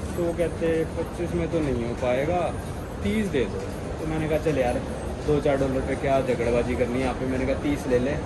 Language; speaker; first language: Hindi; native; Hindi